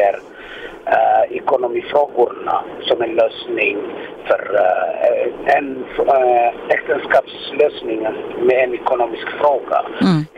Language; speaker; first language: Swedish; non-native, fluent; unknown